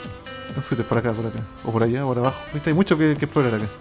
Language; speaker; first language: Spanish; native; Spanish